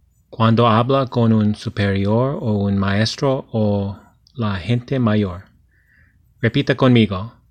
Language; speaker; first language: Spanish; non-native, fluent; Korean